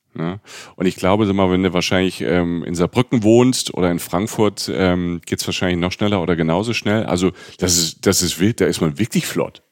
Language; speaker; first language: German; native; German